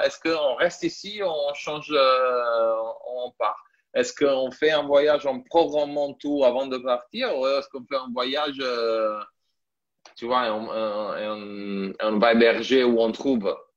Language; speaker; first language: French; non-native, fluent; Italian